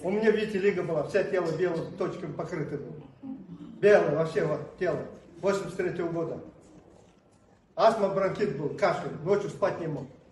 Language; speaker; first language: Russian; non-native, local second language; Kazakh